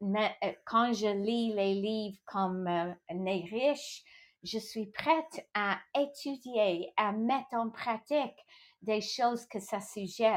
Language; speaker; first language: French; non-native, local second language; English